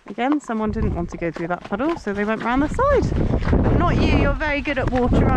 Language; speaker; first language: English; native; English